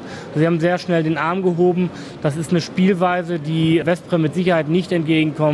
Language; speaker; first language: German; native; German